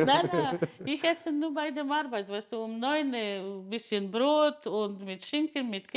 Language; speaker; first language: German; non-native, learner; Polish